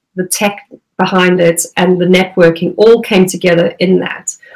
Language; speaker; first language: English; native; English